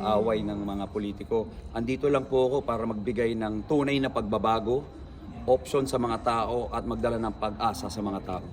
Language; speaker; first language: Filipino; native; Filipino